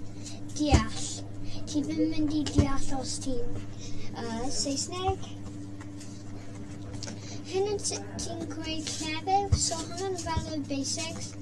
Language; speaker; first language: Welsh; non-native, local second language; English